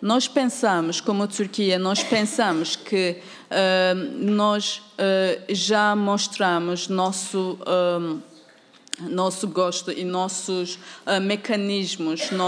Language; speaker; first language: Portuguese; non-native, fluent; Turkish